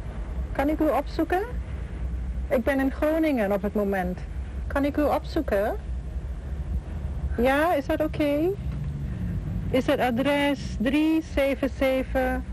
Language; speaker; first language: Dutch; early bilingual, heritage; Dutch